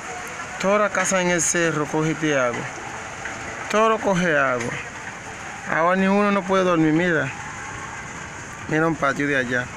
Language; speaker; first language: Spanish; non-native, learner; Haitian Creole